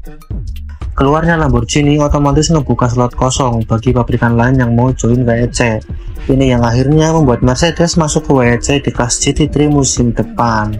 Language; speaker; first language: Indonesian; native; Indonesian